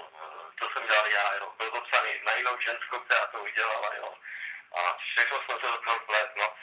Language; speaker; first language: Czech; non-native, local second language; Romany